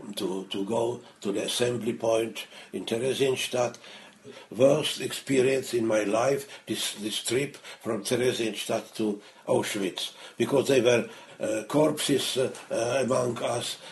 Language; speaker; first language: English; non-native, fluent; Czech